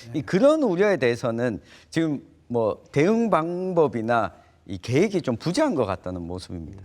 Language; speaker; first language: Korean; native; Korean